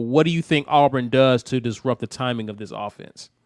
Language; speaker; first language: English; native; English